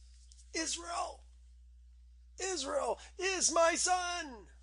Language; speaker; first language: English; native; English